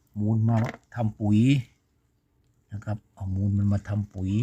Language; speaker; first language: Thai; native; Thai